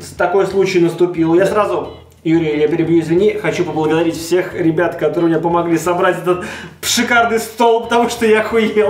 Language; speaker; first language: Russian; native; Russian